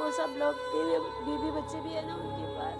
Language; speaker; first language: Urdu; non-native, local second language; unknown